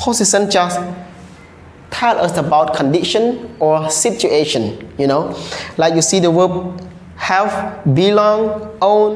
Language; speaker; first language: English; non-native, learner; Khmer